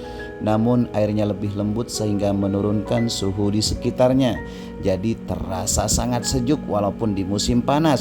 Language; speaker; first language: Indonesian; native; Indonesian